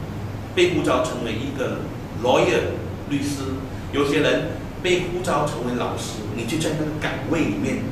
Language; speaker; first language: Chinese; native; Chinese